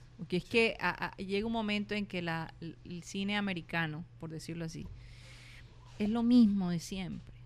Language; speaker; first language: Spanish; native; Spanish